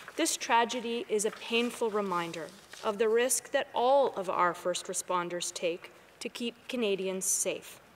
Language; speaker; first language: English; native; English